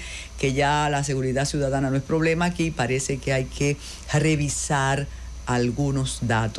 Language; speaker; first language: Spanish; native; Spanish